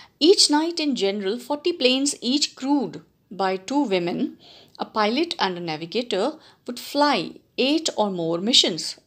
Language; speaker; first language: English; non-native, local second language; Punjabi